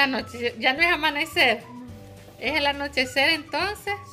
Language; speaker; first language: Spanish; native; Spanish